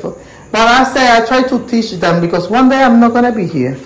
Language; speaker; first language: English; non-native, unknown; Spanish